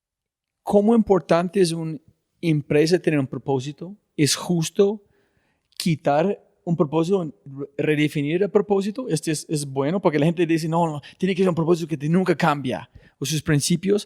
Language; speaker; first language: Spanish; non-native, fluent; English